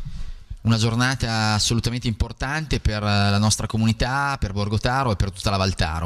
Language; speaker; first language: Italian; native; Italian